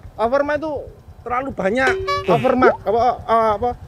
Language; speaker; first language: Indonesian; non-native, local second language; Javanese